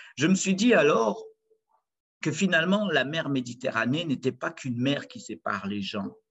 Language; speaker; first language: French; native; French